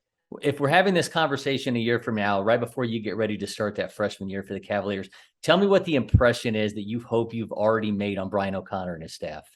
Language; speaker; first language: English; native; English